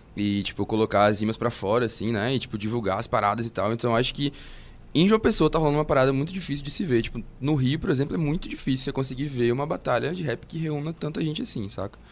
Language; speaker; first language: Portuguese; native; Portuguese